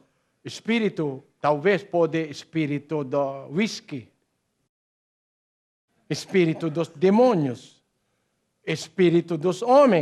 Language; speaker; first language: Portuguese; non-native, learner; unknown